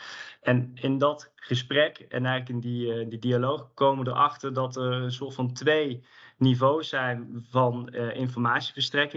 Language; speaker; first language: Dutch; native; Dutch